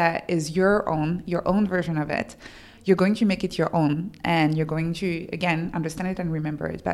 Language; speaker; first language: English; non-native, fluent; French